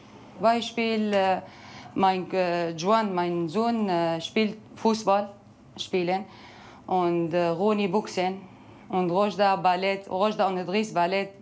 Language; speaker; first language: German; non-native, learner; Kurdish